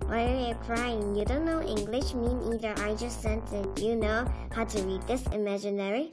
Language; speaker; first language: English; non-native, learner; Korean